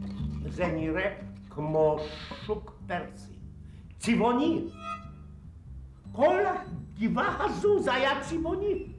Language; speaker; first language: Hebrew; non-native, fluent; Polish